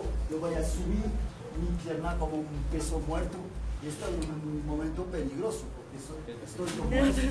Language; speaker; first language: Spanish; non-native, learner; French